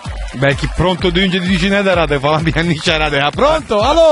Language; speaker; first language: Turkish; non-native, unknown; Italian